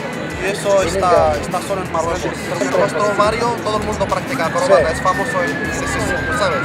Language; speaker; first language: Spanish; non-native, fluent; Arabic